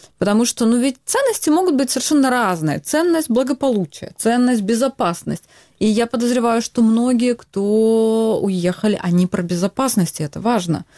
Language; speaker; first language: Russian; non-native, local second language; Ukrainian